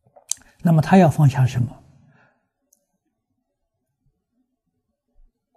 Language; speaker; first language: Chinese; native; Chinese